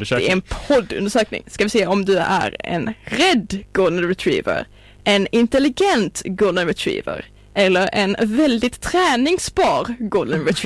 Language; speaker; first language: Swedish; native; Swedish